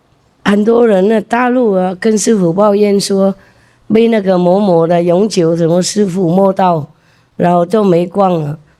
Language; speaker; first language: Chinese; non-native, fluent; Vietnamese